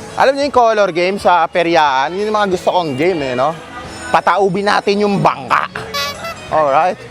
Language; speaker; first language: Filipino; native; Filipino